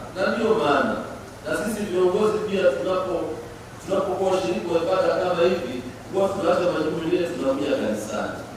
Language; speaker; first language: Swahili; native; Swahili